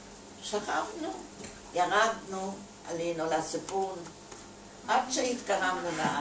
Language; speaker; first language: Hebrew; non-native, fluent; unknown